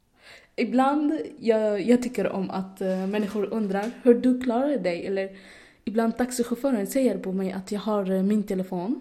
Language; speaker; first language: Swedish; non-native, learner; Arabic